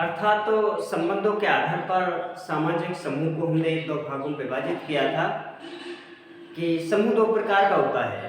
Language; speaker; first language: Hindi; native; Hindi